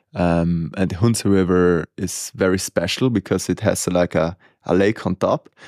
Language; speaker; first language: English; non-native, fluent; Italian